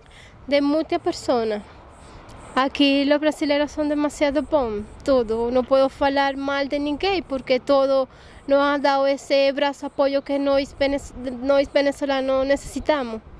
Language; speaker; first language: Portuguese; non-native, learner; Spanish